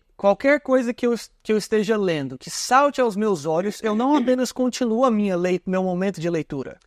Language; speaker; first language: Portuguese; native; Portuguese